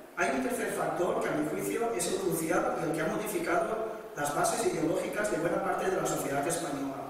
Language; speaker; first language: Spanish; non-native, local second language; Catalan